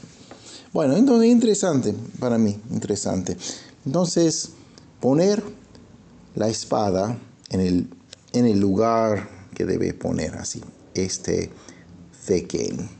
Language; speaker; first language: Spanish; non-native, fluent; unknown